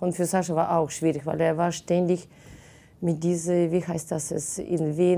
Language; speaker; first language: German; non-native, fluent; Russian